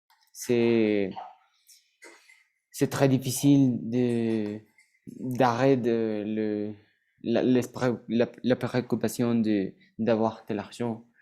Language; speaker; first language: French; non-native, learner; Spanish